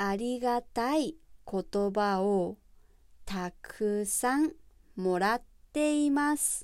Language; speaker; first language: Japanese; native; Japanese